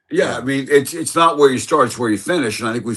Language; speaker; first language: English; native; English